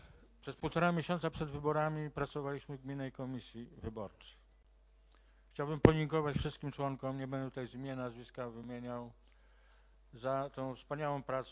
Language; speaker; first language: Polish; native; Polish